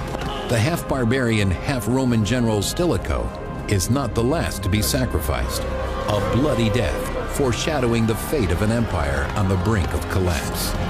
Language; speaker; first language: English; native; English